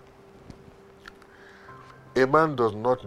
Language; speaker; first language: English; non-native, local second language; Igbo